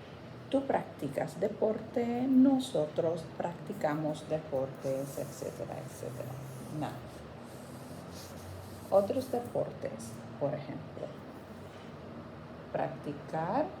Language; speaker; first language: Spanish; non-native, fluent; English